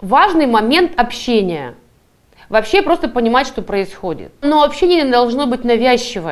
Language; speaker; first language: Russian; native; Russian